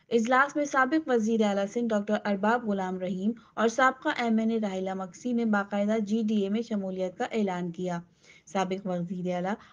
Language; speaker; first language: Urdu; non-native, local second language; Sindhi